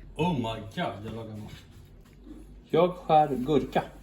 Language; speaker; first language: Swedish; early bilingual, other home language; Ukrainian